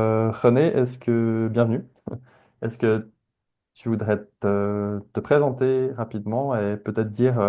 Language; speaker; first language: French; native; French